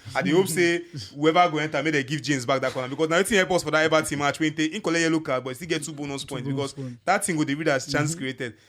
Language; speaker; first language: Nigerian Pidgin; non-native, local second language; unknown